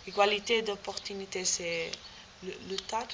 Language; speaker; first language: French; non-native, learner; Portuguese